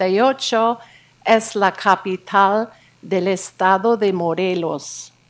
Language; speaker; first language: Spanish; non-native, fluent; English